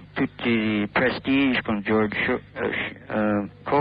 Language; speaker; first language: Italian; non-native, learner; English